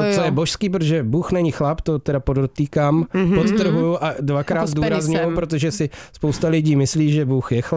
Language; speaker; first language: Czech; native; Czech